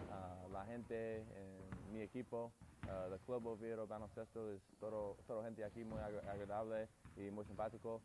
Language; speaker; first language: Spanish; non-native, learner; English